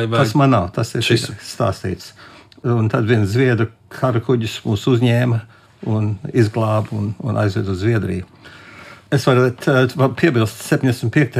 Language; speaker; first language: Latvian; early bilingual, heritage; Latvian